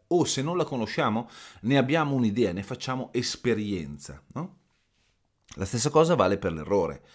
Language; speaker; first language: Italian; native; Italian